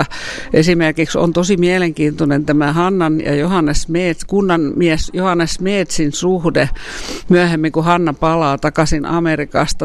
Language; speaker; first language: Finnish; native; Finnish